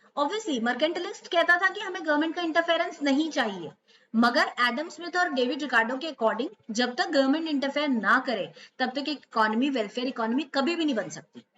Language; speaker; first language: Hindi; native; Hindi